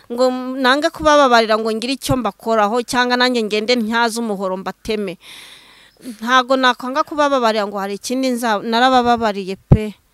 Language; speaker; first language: Kinyarwanda; native; Kinyarwanda